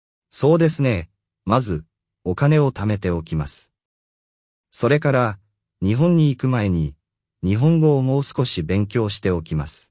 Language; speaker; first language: Japanese; non-native, fluent; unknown